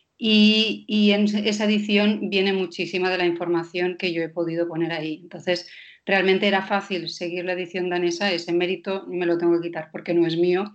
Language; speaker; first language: Spanish; non-native, fluent; Danish